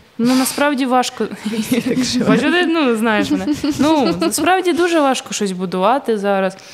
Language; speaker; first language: Ukrainian; native; Ukrainian